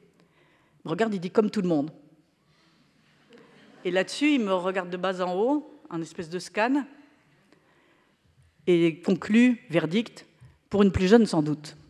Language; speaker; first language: French; native; French